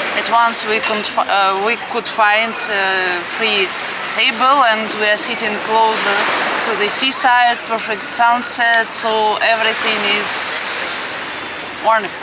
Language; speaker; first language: English; non-native, fluent; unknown